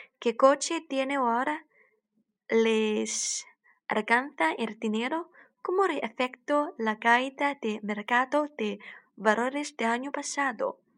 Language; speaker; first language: Spanish; non-native, learner; Chinese